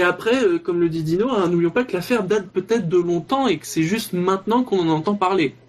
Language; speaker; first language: French; native; French